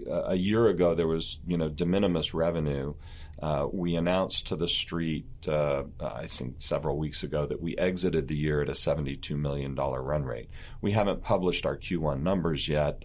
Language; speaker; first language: English; native; English